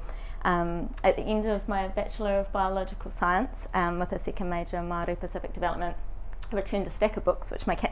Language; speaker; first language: English; native; English